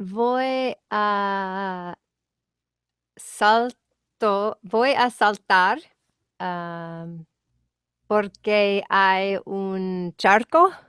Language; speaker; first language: Spanish; non-native, learner; English